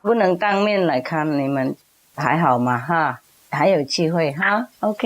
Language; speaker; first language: Chinese; non-native, fluent; Vietnamese